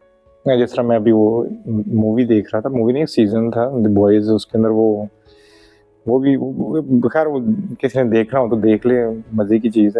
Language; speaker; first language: Hindi; non-native, local second language; Punjabi